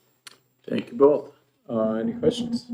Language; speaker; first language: English; native; English